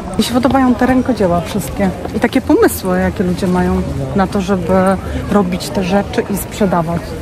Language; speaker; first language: Polish; native; Polish